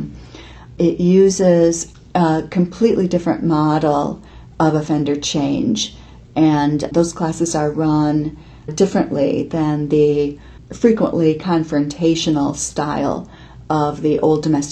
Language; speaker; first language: English; native; English